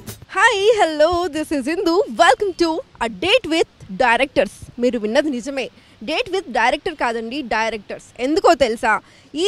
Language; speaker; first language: Telugu; native; Telugu